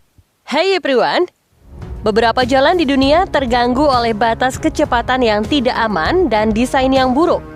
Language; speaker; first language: Indonesian; native; Indonesian